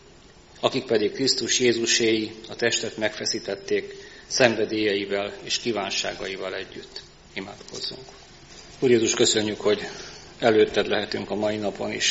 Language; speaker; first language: Hungarian; native; Hungarian